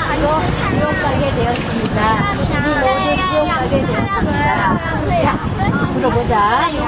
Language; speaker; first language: Korean; native; Korean